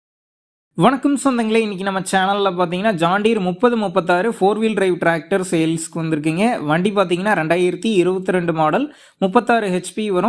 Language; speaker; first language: Tamil; native; Tamil